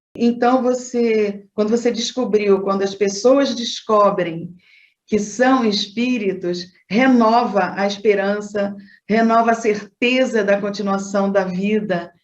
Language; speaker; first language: Portuguese; native; Portuguese